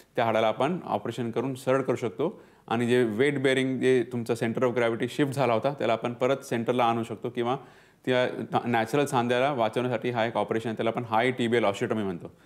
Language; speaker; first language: Marathi; non-native, local second language; Punjabi